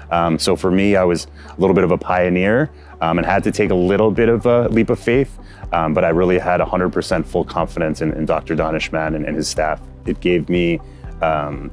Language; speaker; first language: English; native; English